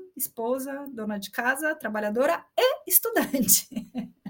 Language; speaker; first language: Portuguese; native; Portuguese